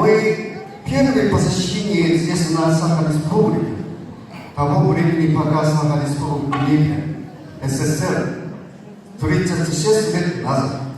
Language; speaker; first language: Russian; non-native, learner; Japanese